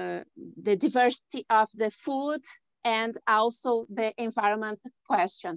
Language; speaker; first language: English; non-native, learner; Portuguese